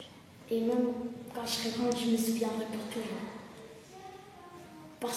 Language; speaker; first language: French; early bilingual, other home language; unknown